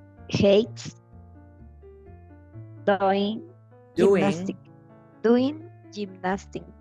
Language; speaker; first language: English; non-native, learner; Spanish